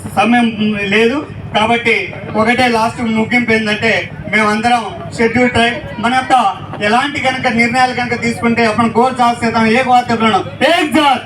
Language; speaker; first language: Telugu; non-native, local second language; Lambadi